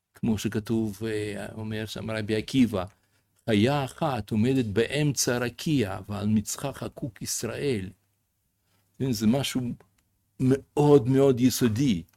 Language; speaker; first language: Hebrew; non-native, fluent; Russian